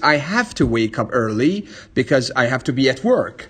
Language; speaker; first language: English; non-native, fluent; Persian